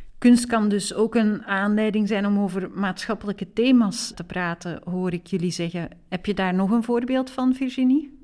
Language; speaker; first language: Dutch; native; Dutch